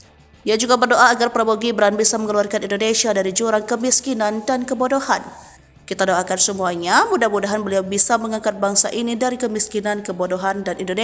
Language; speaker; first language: Indonesian; native; Indonesian